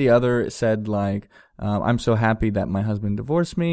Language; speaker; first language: English; native; English